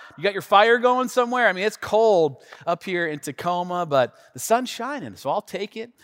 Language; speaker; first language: English; native; English